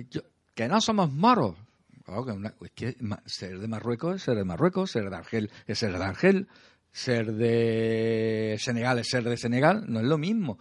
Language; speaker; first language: Spanish; native; Spanish